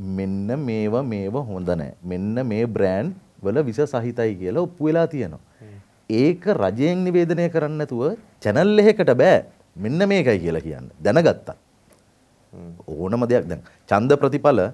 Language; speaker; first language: Sinhala; native; Sinhala